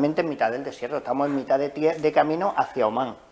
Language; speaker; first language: Spanish; native; Spanish